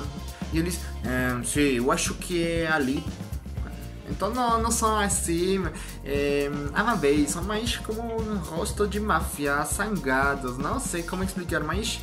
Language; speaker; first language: Portuguese; non-native, learner; French